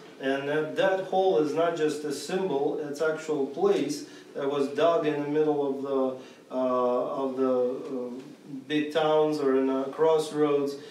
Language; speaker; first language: English; non-native, fluent; Russian